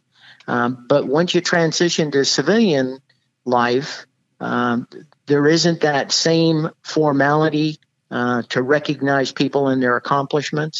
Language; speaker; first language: English; native; English